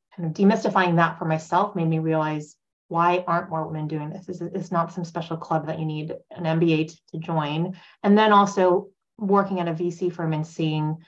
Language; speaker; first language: English; native; English